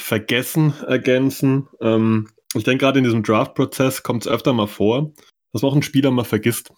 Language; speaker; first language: German; native; German